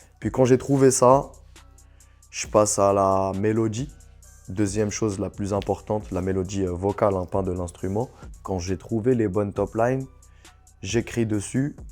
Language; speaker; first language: French; non-native, local second language; Arabic